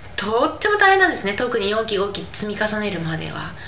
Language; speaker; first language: Japanese; native; Japanese